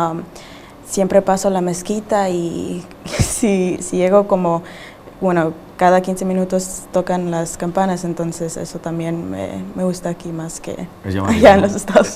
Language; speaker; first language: Spanish; early bilingual, heritage; Spanish